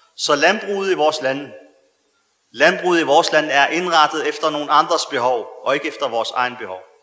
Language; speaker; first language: Danish; early bilingual, other home language; Arabic